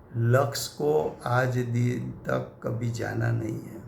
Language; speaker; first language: Hindi; non-native, local second language; Gujarati